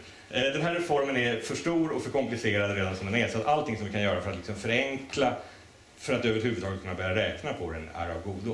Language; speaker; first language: Swedish; native; Swedish